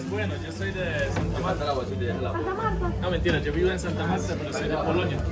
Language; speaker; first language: Spanish; non-native, fluent; Polish